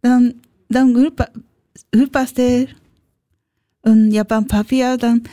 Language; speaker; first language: German; non-native, learner; Japanese